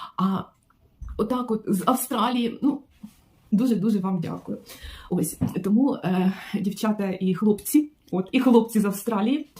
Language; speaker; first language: Ukrainian; non-native, local second language; Russian